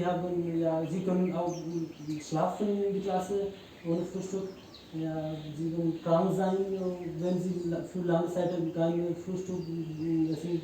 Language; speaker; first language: German; non-native, learner; Hindi